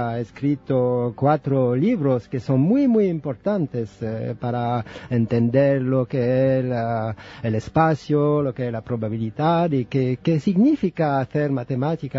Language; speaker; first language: Spanish; non-native, fluent; French